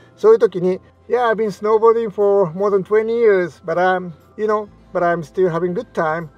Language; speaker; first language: English; non-native, fluent; Japanese